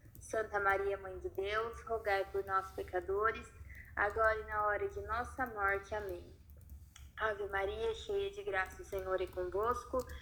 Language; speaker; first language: Portuguese; native; Portuguese